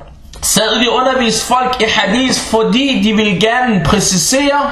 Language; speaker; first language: Danish; early bilingual, other home language; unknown